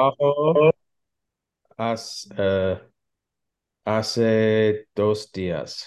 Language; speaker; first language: Spanish; non-native, learner; English